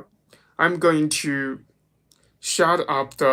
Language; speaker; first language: English; non-native, learner; Chinese